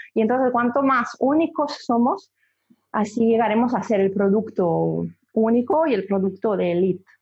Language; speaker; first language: Spanish; non-native, fluent; Italian